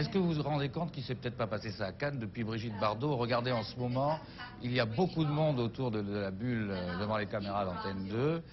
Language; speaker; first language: French; native; French